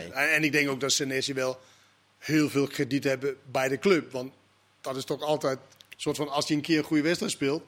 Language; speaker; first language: Dutch; native; Dutch